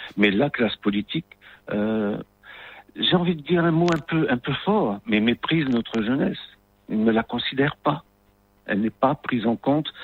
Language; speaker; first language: French; non-native, local second language; Arabic